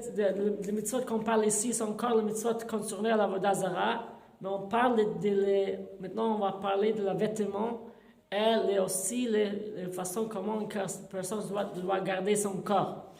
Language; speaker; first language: French; non-native, fluent; English